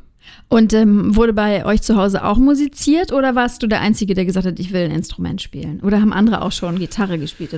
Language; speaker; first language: German; native; German